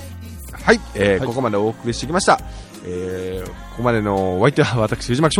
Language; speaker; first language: Japanese; native; Japanese